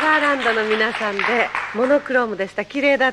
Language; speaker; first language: Japanese; native; Japanese